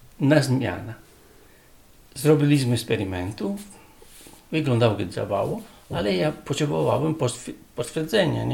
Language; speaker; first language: Polish; non-native, learner; Italian